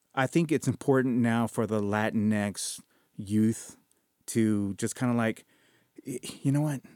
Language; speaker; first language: English; early bilingual, other home language; Spanish